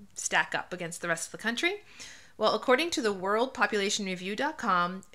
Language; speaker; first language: English; native; English